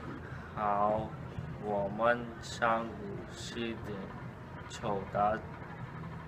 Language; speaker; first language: Chinese; non-native, learner; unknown